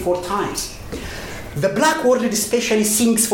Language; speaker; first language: English; non-native, fluent; Amharic